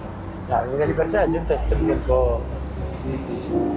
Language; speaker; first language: Italian; non-native, learner; Portuguese